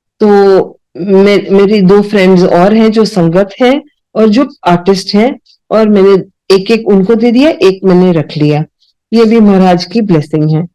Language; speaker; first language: Hindi; non-native, local second language; Punjabi